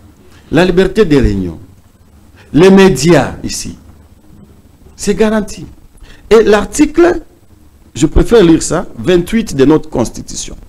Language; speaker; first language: French; non-native, local second language; Swahili